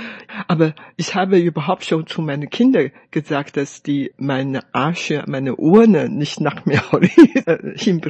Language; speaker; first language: German; non-native, fluent; Chinese